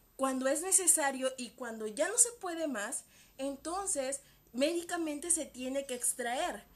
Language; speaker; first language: Spanish; native; Spanish